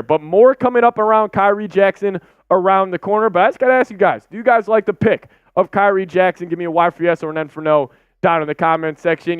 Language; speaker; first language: English; native; English